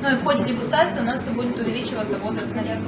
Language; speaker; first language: Russian; native; Russian